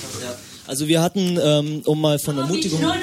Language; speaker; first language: German; native; German